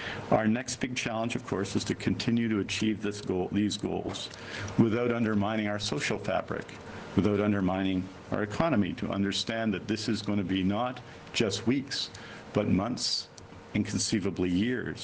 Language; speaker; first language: English; native; English